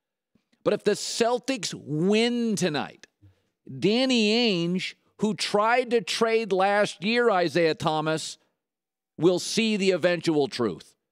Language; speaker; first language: English; native; English